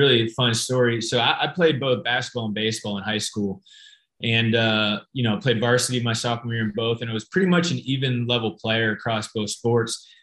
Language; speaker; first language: English; native; English